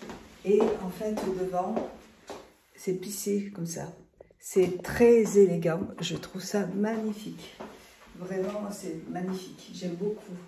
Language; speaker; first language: French; native; French